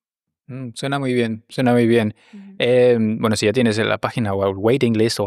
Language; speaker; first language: Spanish; native; Spanish